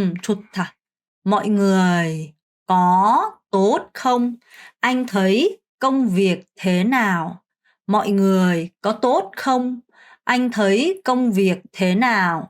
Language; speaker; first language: Vietnamese; non-native, fluent; Korean